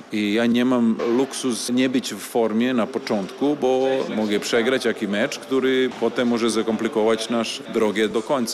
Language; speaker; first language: Polish; non-native, fluent; Serbian